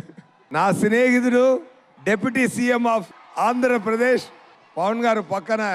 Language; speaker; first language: Telugu; non-native, learner; Tamil